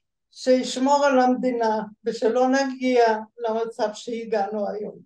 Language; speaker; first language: Hebrew; early bilingual, other home language; Bulgarian